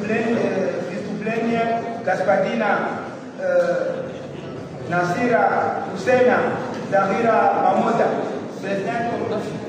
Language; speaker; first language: Russian; non-native, fluent; Comorian